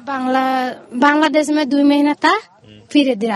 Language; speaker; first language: Hindi; non-native, learner; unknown